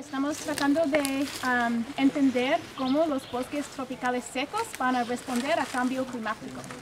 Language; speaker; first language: Spanish; non-native, fluent; English